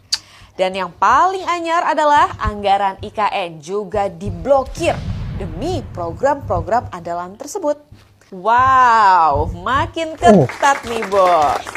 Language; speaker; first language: Indonesian; native; Indonesian